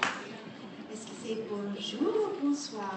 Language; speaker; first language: French; non-native, learner; English